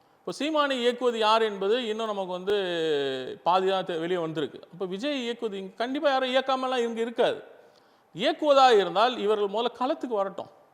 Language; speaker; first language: Tamil; non-native, local second language; Urdu